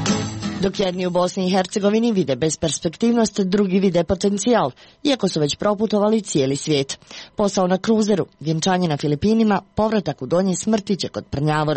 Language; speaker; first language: Croatian; native; Croatian